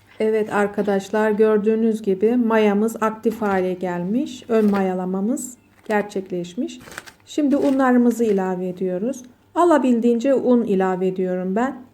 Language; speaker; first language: Turkish; native; Turkish